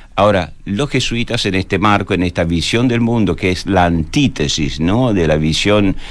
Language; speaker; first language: Spanish; non-native, fluent; Italian